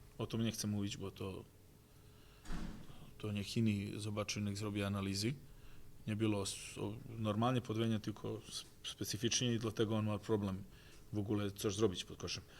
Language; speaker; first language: Polish; non-native, fluent; Croatian